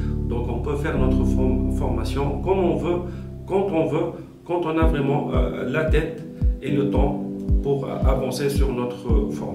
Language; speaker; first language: French; non-native, local second language; Arabic